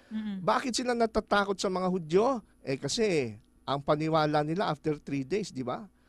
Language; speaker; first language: Filipino; native; Filipino